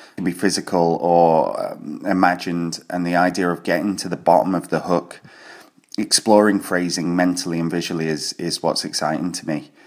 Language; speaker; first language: English; native; English